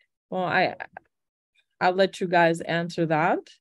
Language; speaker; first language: English; early bilingual, other home language; Haitian Creole